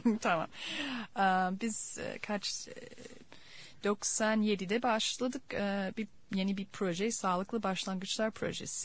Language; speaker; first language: Turkish; non-native, fluent; English